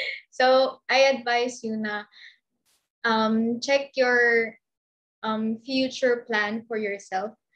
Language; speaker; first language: English; non-native, local second language; Filipino